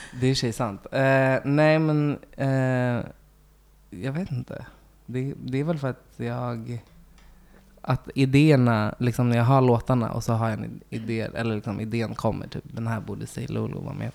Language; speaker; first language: Swedish; native; Swedish